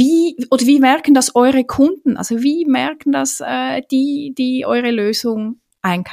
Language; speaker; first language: German; native; German